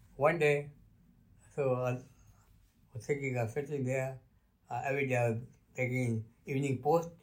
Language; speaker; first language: English; non-native, local second language; Luo (Kenya and Tanzania)